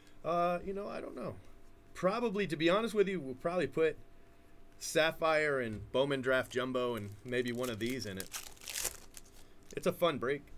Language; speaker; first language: English; native; English